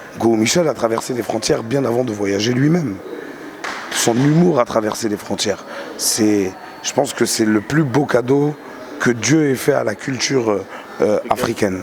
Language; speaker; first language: French; non-native, local second language; Arabic